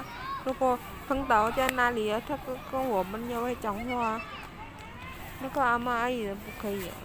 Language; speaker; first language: Chinese; non-native, learner; Javanese